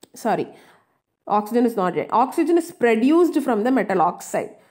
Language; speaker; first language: English; non-native, local second language; Tamil